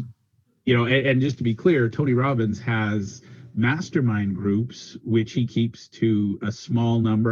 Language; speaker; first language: English; native; English